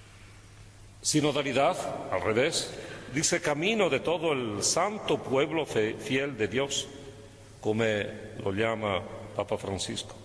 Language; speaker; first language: Spanish; non-native, fluent; Italian